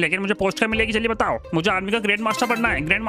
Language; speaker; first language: Hindi; native; Hindi